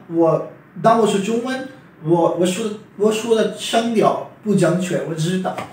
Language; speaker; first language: Chinese; non-native, fluent; Urdu